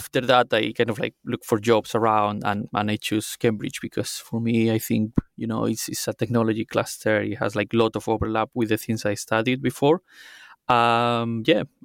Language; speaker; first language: English; non-native, fluent; Spanish